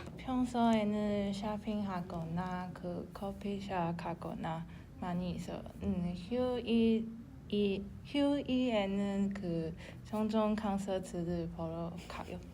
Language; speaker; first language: Korean; non-native, learner; Chinese